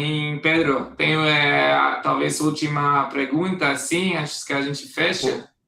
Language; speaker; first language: Portuguese; non-native, fluent; Hebrew